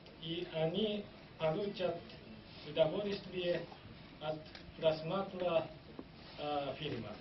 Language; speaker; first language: Russian; non-native, fluent; Japanese